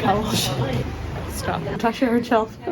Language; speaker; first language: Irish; non-native, local second language; English